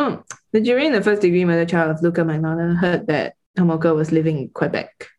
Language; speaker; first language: English; native; English